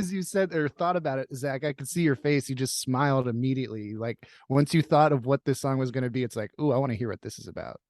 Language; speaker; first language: English; native; English